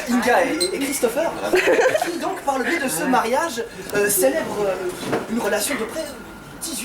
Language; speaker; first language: French; native; French